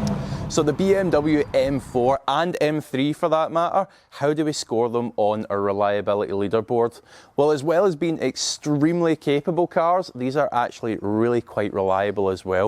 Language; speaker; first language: English; native; English